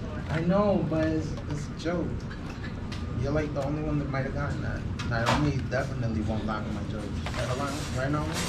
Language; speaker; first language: English; early bilingual, other home language; Spanish